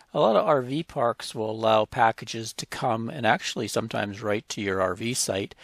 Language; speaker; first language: English; native; English